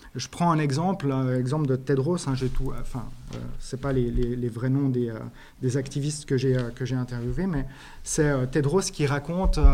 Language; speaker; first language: French; native; French